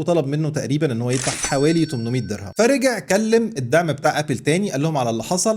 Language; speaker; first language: Arabic; native; Arabic